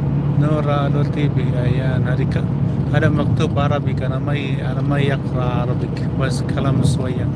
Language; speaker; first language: Arabic; non-native, learner; Cebuano